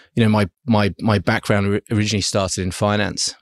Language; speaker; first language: English; early bilingual, other home language; German